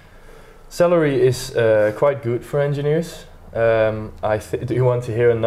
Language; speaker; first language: English; non-native, fluent; Dutch